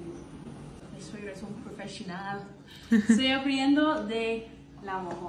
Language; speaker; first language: Spanish; non-native, learner; English